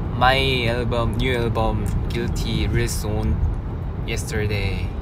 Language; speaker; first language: English; non-native, learner; Korean